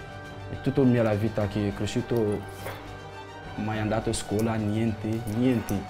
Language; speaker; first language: Italian; non-native, learner; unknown